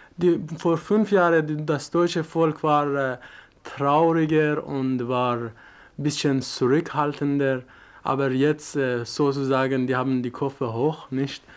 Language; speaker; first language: German; non-native, learner; Persian